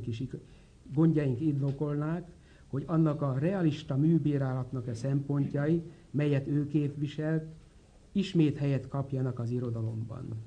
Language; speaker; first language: Hungarian; native; Hungarian